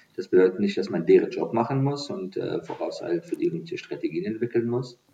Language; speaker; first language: German; non-native, fluent; Persian